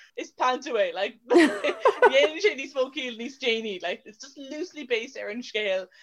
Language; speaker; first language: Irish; non-native, local second language; English